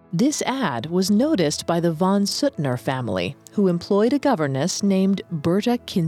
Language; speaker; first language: English; native; English